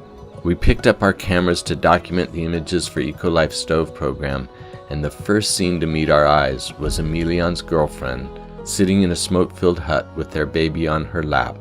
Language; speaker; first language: English; native; English